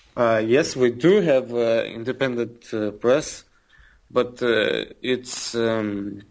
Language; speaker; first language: English; non-native, fluent; Russian